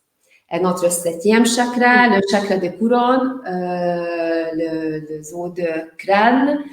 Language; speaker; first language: French; non-native, learner; Hungarian